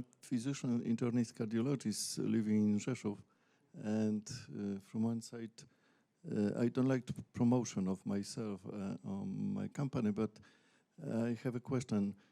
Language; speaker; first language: English; non-native, learner; Polish